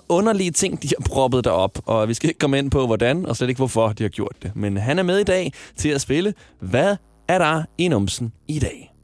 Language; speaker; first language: Danish; native; Danish